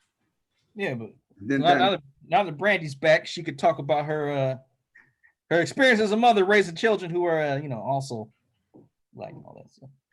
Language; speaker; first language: English; native; English